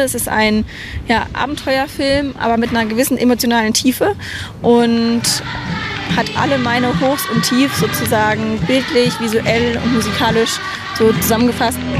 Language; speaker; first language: German; native; German